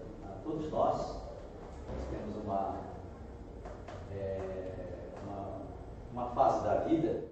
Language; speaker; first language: Portuguese; native; Portuguese